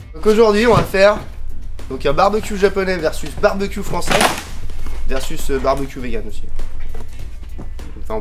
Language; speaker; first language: French; native; French